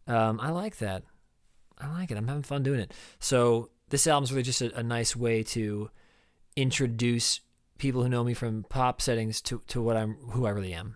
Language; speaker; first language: English; native; English